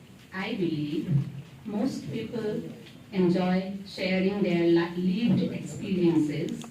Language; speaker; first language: English; non-native, local second language; Assamese